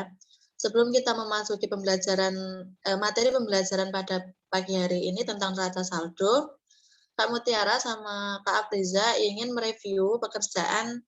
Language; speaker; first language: Indonesian; native; Indonesian